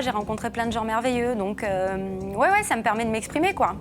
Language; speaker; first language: French; native; French